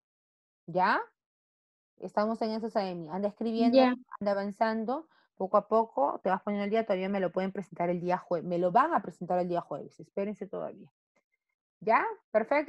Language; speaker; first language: Spanish; native; Spanish